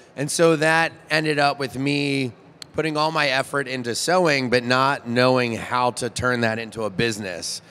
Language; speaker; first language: English; native; English